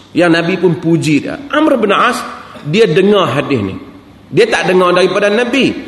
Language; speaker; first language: Malay; native; Malay